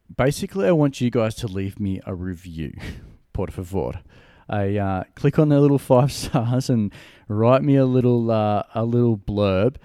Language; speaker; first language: English; native; English